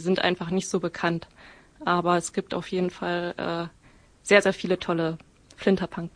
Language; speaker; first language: German; native; German